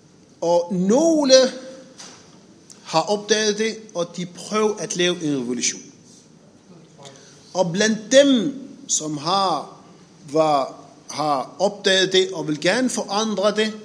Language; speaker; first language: Danish; non-native, fluent; Arabic